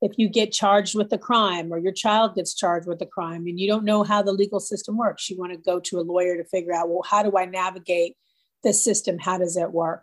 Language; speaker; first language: English; native; English